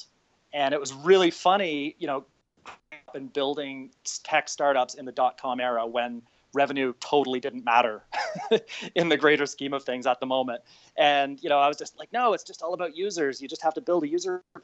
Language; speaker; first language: English; native; English